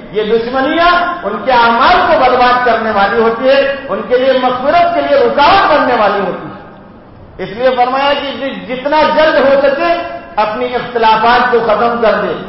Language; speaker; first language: Urdu; native; Urdu